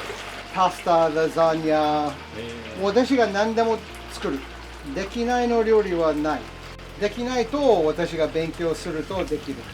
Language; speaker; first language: Japanese; non-native, learner; English